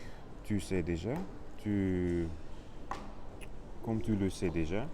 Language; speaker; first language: French; non-native, learner; Russian